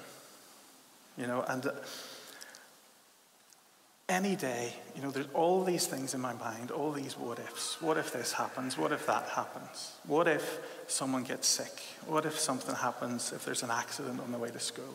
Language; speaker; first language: English; native; English